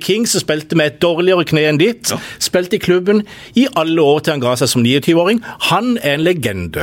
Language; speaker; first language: Norwegian; native; Norwegian